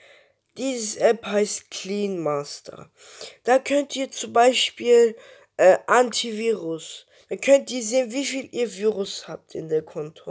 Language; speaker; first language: German; early bilingual, other home language; Turkish